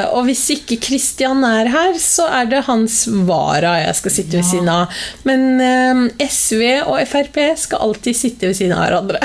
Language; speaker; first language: Norwegian; early bilingual, other home language; Somali